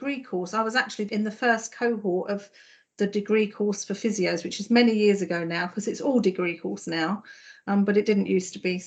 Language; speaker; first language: English; native; English